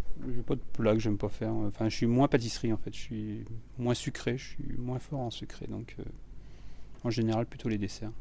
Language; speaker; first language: French; native; French